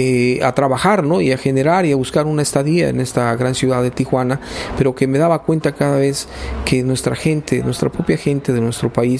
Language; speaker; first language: Spanish; native; Spanish